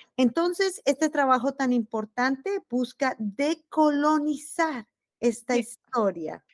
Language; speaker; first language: Spanish; native; Spanish